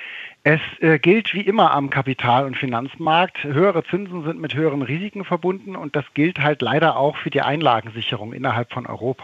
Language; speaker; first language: German; native; German